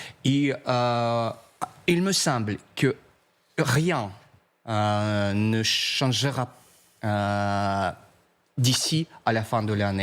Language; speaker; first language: French; non-native, fluent; Russian